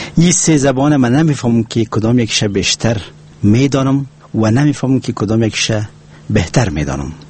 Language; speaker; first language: Persian; non-native, local second language; Pashto